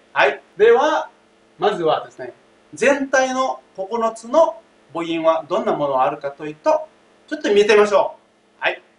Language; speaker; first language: Japanese; non-native, fluent; Thai